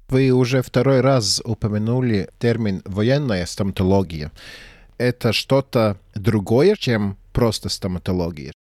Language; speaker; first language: Russian; non-native, local second language; Latvian